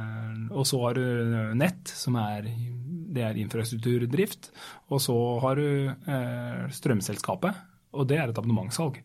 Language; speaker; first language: Norwegian; native; Norwegian